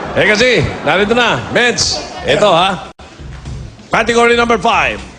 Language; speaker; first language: Filipino; native; Filipino